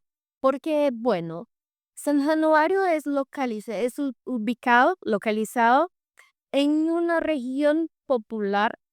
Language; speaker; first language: Spanish; non-native, fluent; Portuguese